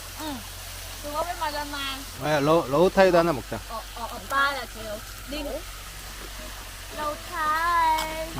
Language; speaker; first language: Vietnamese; non-native, fluent; Korean